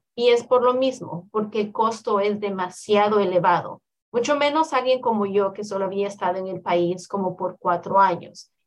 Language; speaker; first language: Spanish; native; Spanish